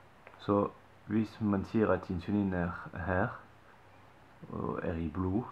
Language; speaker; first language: Norwegian; non-native, fluent; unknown